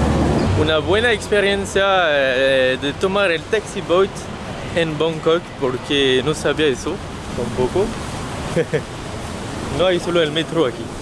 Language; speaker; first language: Spanish; non-native, fluent; French